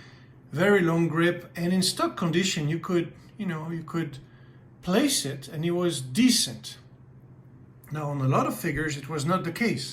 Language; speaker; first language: English; native; English